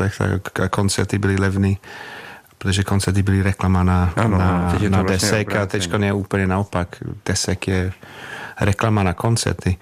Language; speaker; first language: Czech; non-native, fluent; English